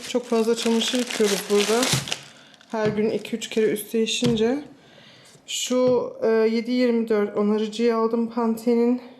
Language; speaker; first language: Turkish; early bilingual, heritage; Turkish